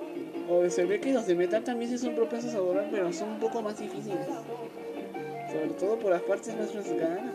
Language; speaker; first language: Spanish; native; Spanish